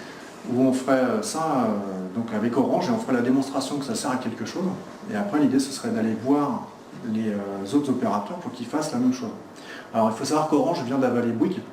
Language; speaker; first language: French; native; French